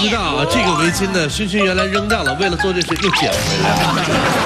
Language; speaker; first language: Chinese; native; Chinese